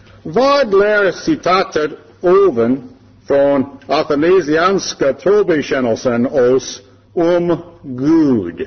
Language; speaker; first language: Swedish; non-native, learner; English